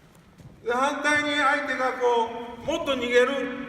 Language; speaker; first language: Japanese; native; Japanese